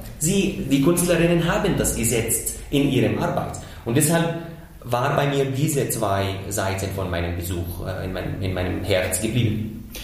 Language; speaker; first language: German; non-native, fluent; Arabic